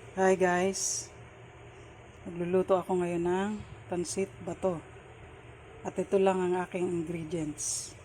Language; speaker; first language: Filipino; non-native, local second language; Bikol